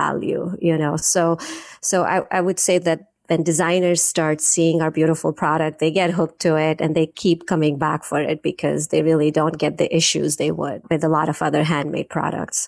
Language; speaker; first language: English; non-native, local second language; Hindi